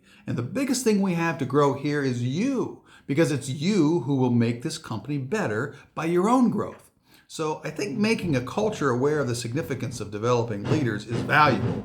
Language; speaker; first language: English; native; English